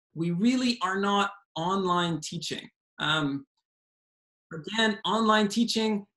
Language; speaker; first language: English; native; English